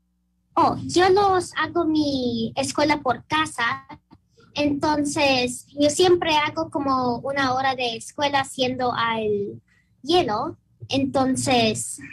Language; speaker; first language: Spanish; early bilingual, heritage; Spanish